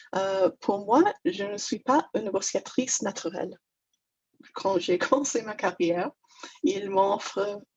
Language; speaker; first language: French; non-native, fluent; English